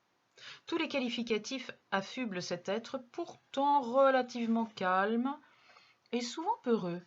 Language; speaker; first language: French; native; French